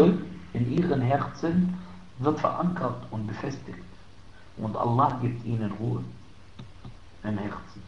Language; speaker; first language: German; non-native, fluent; Arabic